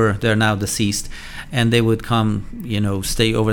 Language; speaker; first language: English; non-native, fluent; Persian